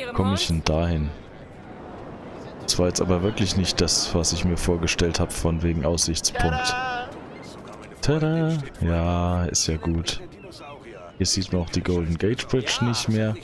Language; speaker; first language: German; native; German